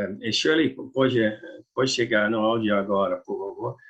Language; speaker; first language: Portuguese; non-native, learner; Dutch